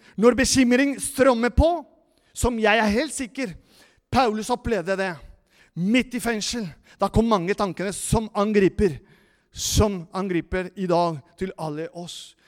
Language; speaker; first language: Norwegian; non-native, fluent; Spanish